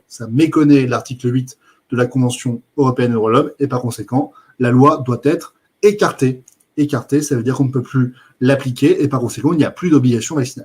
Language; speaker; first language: French; native; French